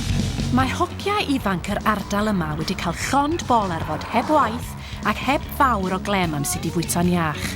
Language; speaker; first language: Welsh; native; Welsh